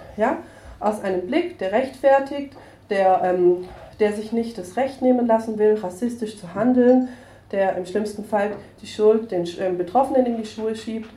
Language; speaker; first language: German; native; German